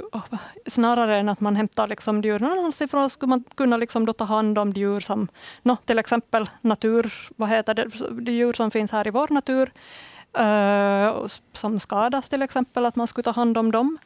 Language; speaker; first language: Swedish; native; Swedish